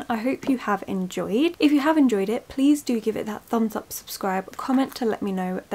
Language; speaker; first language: English; native; English